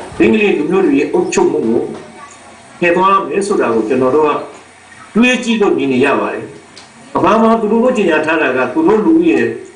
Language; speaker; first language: Burmese; native; Burmese